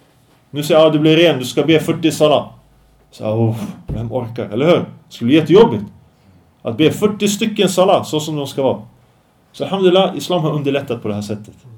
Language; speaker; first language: Swedish; early bilingual, other home language; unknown